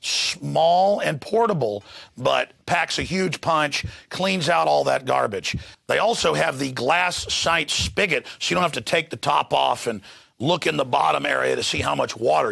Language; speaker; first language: English; native; English